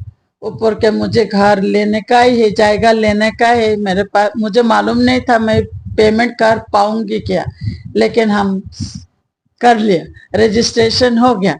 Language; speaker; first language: Hindi; non-native, local second language; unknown